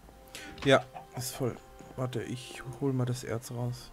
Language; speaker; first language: German; native; German